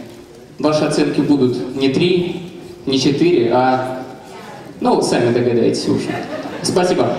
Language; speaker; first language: Russian; native; Russian